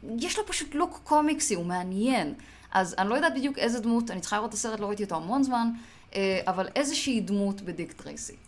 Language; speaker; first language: Hebrew; native; Hebrew